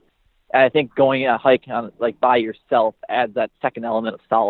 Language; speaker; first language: English; native; English